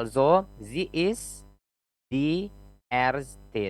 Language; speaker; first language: German; non-native, fluent; Indonesian